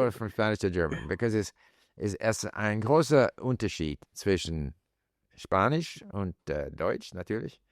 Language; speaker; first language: German; non-native, fluent; English